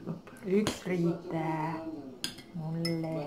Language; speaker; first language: Finnish; non-native, learner; Thai